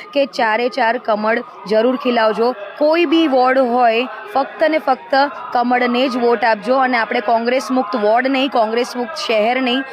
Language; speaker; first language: Gujarati; native; Gujarati